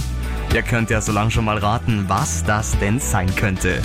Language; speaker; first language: German; native; German